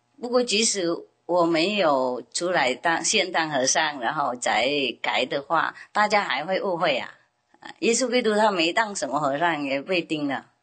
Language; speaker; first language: Chinese; non-native, fluent; Vietnamese